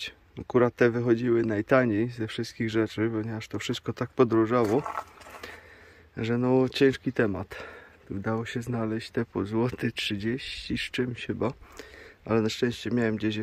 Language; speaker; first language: Polish; native; Polish